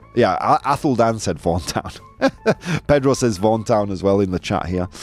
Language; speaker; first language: English; native; English